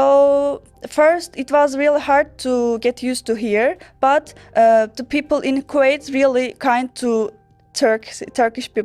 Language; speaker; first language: English; non-native, learner; Turkish